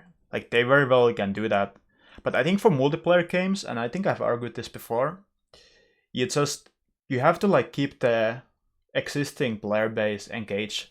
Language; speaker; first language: English; non-native, fluent; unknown